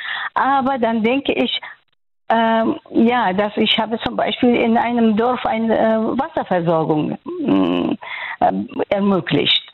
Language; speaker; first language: German; non-native, fluent; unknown